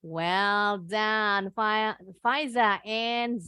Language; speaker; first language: English; non-native, fluent; Indonesian